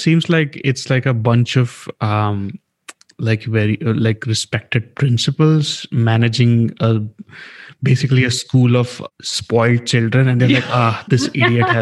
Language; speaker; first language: English; non-native, local second language; Hindi